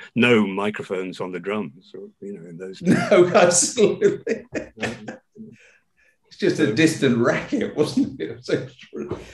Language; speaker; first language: English; native; English